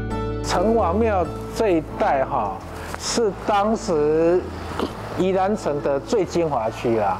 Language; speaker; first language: Chinese; native; Chinese